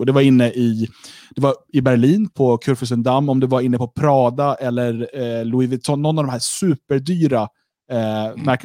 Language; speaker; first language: Swedish; native; Swedish